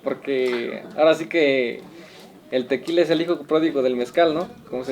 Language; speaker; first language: Spanish; native; Spanish